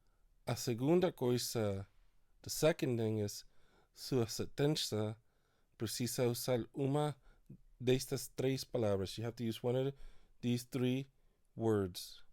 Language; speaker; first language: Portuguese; non-native, fluent; English